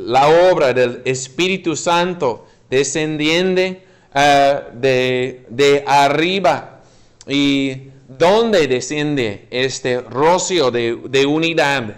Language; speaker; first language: Spanish; non-native, fluent; English